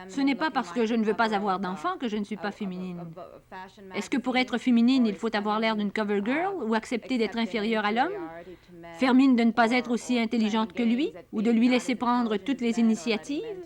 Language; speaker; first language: French; native; French